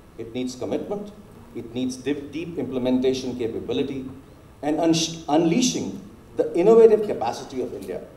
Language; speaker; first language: English; non-native, local second language; Hindi